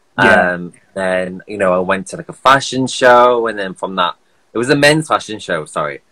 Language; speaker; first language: English; native; English